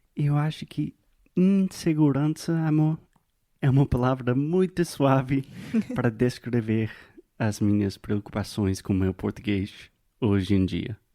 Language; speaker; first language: Portuguese; non-native, fluent; English